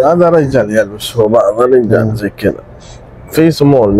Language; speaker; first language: Arabic; non-native, learner; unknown